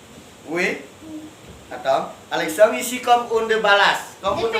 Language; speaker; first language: French; non-native, learner; Indonesian